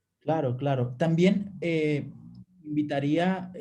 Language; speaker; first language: Spanish; native; Spanish